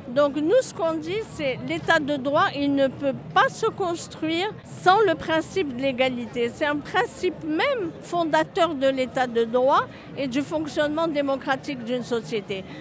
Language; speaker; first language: French; non-native, local second language; Arabic